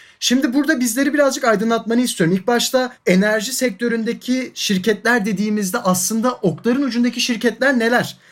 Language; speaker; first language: Turkish; native; Turkish